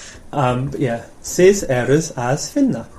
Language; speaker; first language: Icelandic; non-native, fluent; English